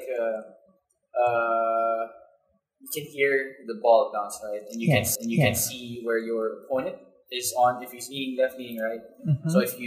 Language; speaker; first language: English; non-native, local second language; Hiligaynon